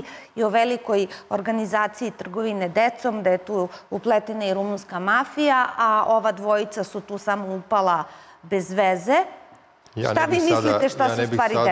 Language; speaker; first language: Serbian; native; Serbian